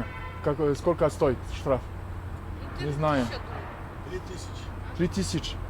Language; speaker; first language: Russian; non-native, learner; French